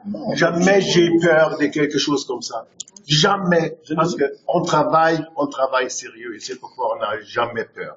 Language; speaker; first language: French; non-native, fluent; German